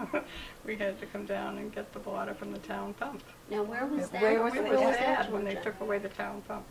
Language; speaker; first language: English; native; English